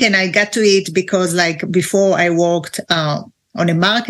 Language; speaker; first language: English; non-native, fluent; Hebrew